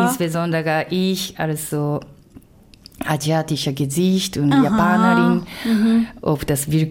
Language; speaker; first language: German; non-native, fluent; Japanese